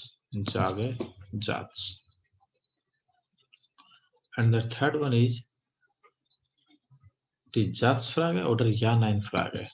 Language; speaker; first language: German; non-native, fluent; Hindi